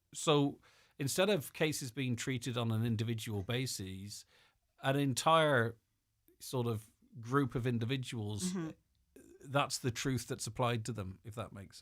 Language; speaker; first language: English; native; English